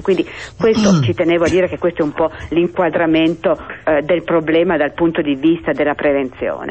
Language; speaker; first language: Italian; native; Italian